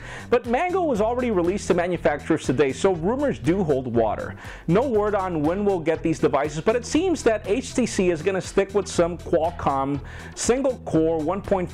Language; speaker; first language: English; non-native, local second language; Spanish